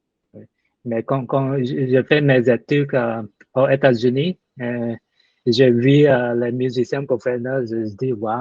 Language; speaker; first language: French; non-native, learner; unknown